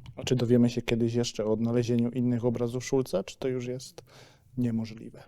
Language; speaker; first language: Polish; native; Polish